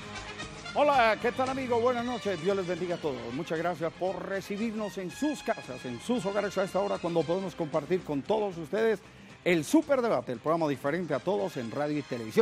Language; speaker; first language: Spanish; native; Spanish